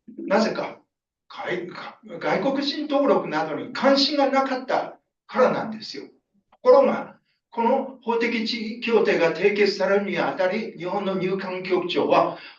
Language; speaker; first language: Japanese; native; Japanese